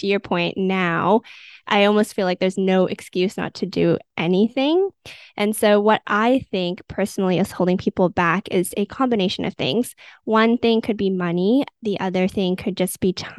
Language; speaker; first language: English; native; English